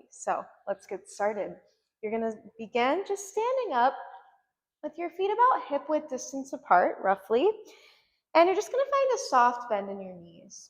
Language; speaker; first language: English; native; English